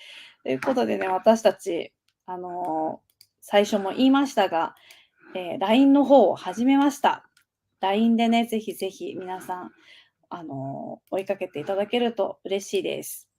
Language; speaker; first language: Japanese; native; Japanese